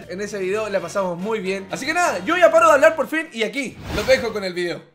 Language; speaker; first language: Spanish; native; Spanish